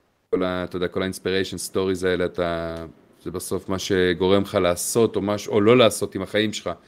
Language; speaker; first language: Hebrew; native; Hebrew